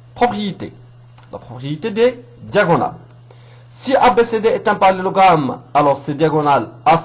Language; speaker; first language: French; non-native, local second language; Arabic